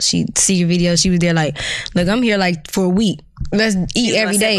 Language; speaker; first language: English; native; English